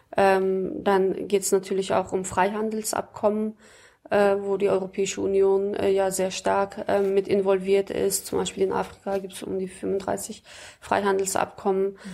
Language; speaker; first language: German; early bilingual, other home language; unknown